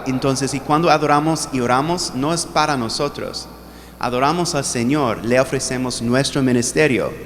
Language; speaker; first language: Spanish; non-native, fluent; English